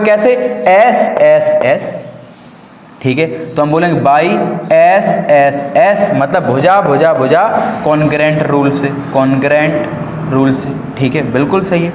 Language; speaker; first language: Hindi; native; Hindi